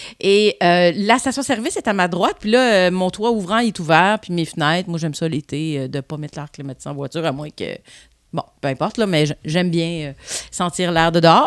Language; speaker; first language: French; native; French